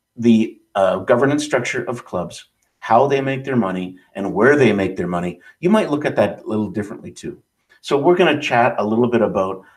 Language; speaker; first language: English; native; English